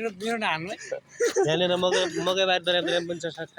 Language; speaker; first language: Nepali; native; Nepali